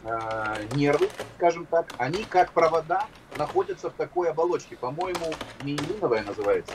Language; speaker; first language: Russian; native; Russian